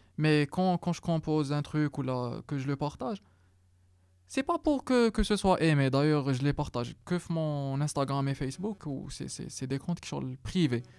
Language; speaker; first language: French; non-native, local second language; Arabic